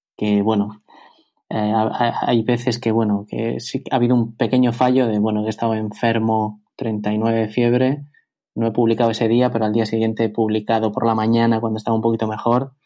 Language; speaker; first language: Spanish; native; Spanish